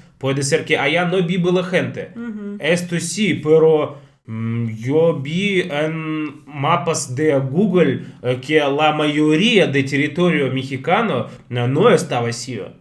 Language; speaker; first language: Spanish; non-native, fluent; Russian